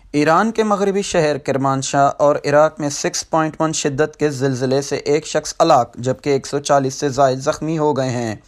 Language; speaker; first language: Urdu; non-native, local second language; Baluchi